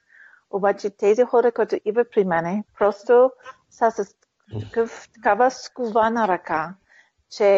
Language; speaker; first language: Bulgarian; early bilingual, heritage; Bulgarian